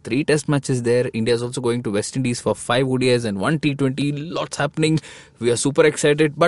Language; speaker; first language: English; non-native, local second language; Hindi